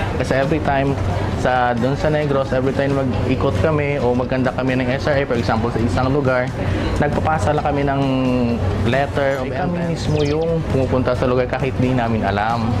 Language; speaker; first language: Filipino; non-native, local second language; Hiligaynon